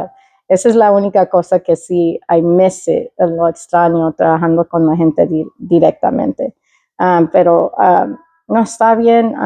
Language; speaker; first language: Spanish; early bilingual, heritage; Spanish